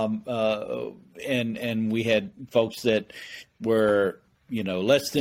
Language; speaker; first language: English; native; English